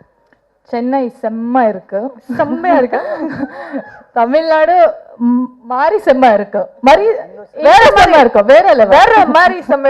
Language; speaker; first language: Tamil; non-native, learner; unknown